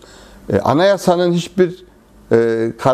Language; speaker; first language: Turkish; native; Turkish